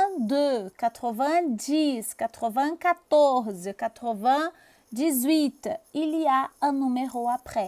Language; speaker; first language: French; non-native, fluent; Portuguese